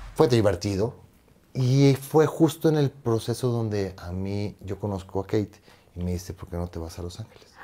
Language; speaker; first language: Spanish; native; Spanish